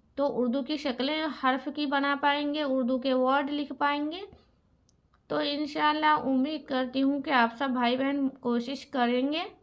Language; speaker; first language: Hindi; native; Hindi